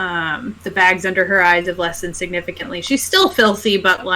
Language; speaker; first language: English; native; English